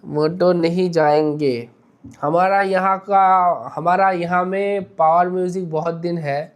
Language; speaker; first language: Hindi; non-native, local second language; Bangla